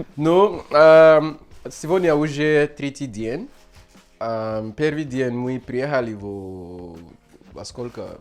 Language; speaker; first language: Russian; non-native, learner; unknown